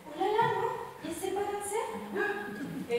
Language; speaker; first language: French; non-native, learner; Spanish